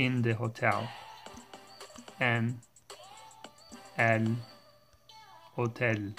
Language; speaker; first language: Spanish; non-native, learner; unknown